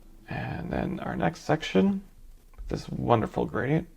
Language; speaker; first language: English; native; English